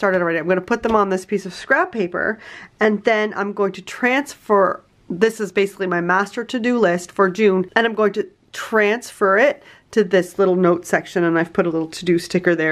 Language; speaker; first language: English; native; English